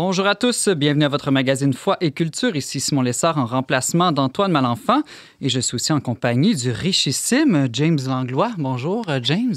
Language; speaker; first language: French; native; French